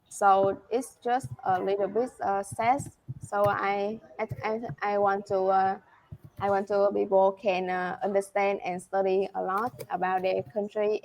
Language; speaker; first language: English; non-native, learner; Vietnamese